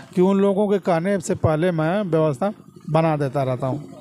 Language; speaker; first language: Hindi; native; Hindi